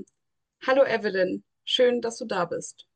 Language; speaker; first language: German; native; German